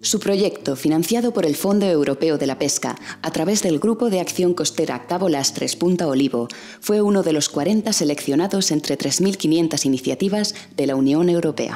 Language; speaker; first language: Spanish; native; Spanish